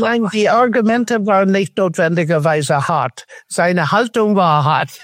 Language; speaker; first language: German; non-native, fluent; English